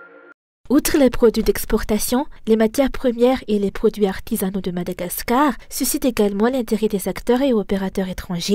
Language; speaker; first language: French; non-native, local second language; Malagasy